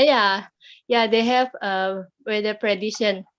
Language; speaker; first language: English; non-native, learner; Indonesian